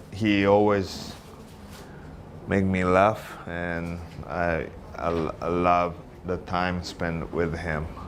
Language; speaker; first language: English; non-native, learner; Japanese